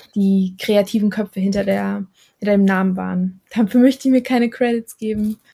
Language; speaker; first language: German; native; German